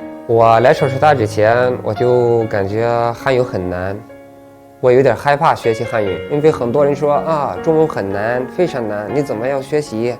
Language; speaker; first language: Chinese; non-native, fluent; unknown